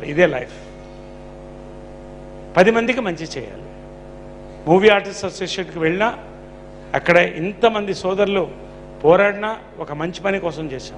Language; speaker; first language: Telugu; native; Telugu